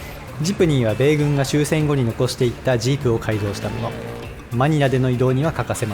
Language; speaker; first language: Japanese; native; Japanese